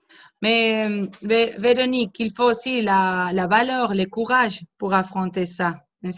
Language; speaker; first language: French; non-native, fluent; Spanish